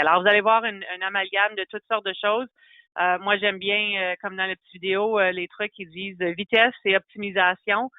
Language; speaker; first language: French; native; French